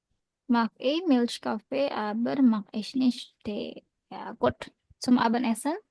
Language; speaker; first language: German; non-native, learner; Indonesian